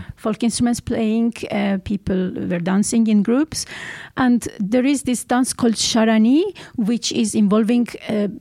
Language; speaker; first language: English; non-native, fluent; Armenian